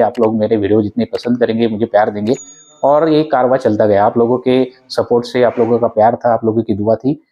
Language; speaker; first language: Hindi; non-native, local second language; Marathi